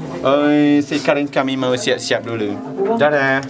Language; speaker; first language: Indonesian; non-native, learner; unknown